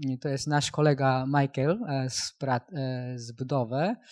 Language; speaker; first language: Polish; non-native, learner; Japanese